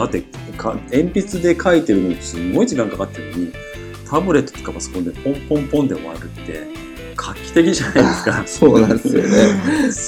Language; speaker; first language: Japanese; native; Japanese